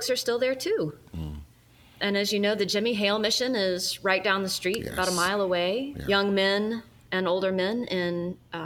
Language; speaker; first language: English; native; English